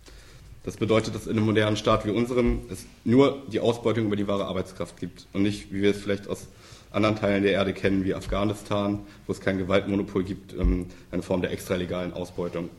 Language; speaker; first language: German; native; German